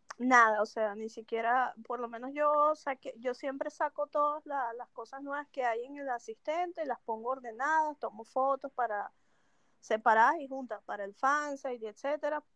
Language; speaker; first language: Spanish; native; Spanish